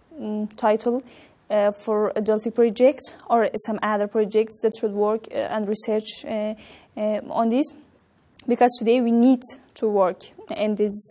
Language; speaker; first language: English; non-native, learner; Persian